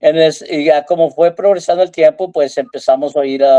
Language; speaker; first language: Spanish; early bilingual, heritage; Spanish